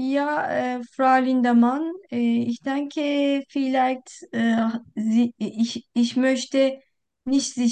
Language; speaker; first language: German; non-native, learner; Turkish